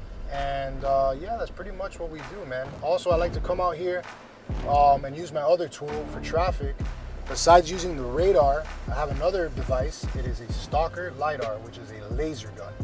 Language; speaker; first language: English; early bilingual, other home language; Spanish